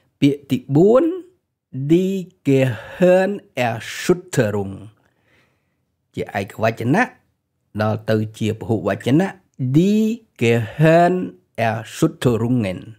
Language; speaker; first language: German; non-native, fluent; Khmer